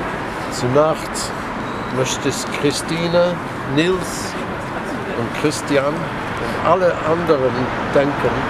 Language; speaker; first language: German; early bilingual, heritage; German